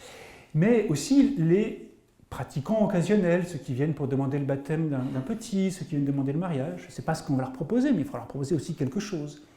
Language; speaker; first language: French; native; French